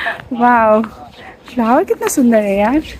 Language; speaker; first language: Hindi; non-native, local second language; Odia